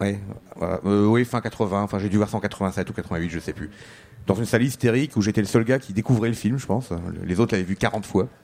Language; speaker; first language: French; native; French